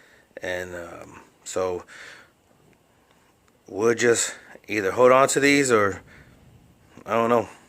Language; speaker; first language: English; native; English